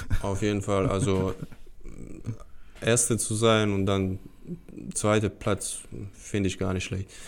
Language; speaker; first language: German; non-native, fluent; Bosnian